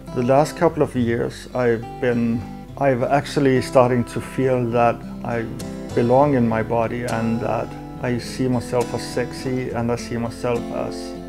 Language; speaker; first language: English; non-native, fluent; Danish